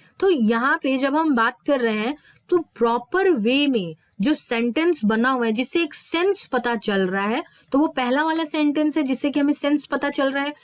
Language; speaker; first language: Hindi; native; Hindi